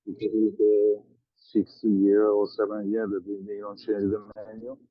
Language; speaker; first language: English; non-native, learner; Italian